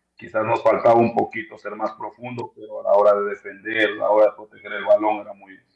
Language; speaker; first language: Spanish; native; Spanish